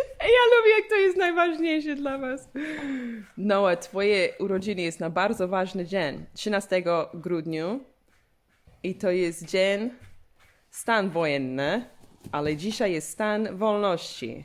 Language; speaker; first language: Polish; non-native, learner; English